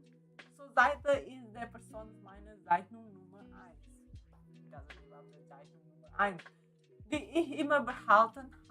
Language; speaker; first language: German; non-native, learner; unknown